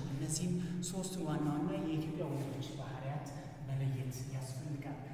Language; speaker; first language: Amharic; native; Amharic